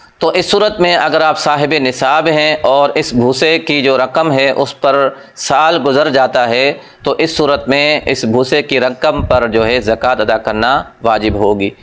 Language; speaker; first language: Urdu; non-native, local second language; Sindhi